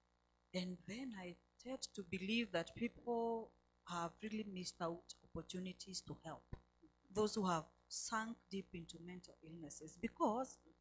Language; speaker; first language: English; non-native, local second language; Swahili